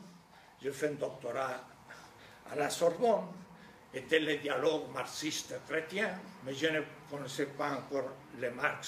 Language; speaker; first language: French; non-native, fluent; Spanish